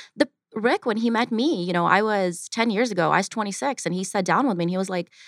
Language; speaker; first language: English; early bilingual, other home language; Ukrainian